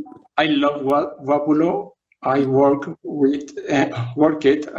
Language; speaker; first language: English; non-native, learner; Spanish